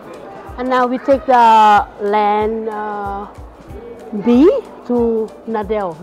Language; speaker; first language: English; non-native, learner; Thai